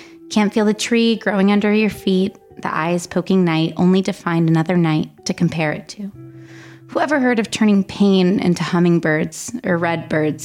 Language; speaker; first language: English; early bilingual, other home language; Spanish